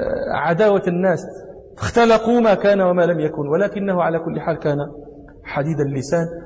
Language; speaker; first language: Arabic; native; Arabic